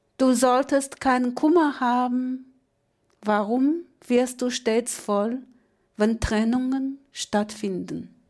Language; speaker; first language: German; non-native, fluent; Chinese